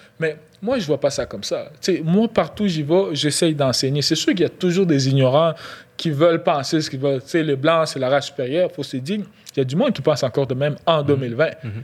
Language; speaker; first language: French; non-native, local second language; Lingala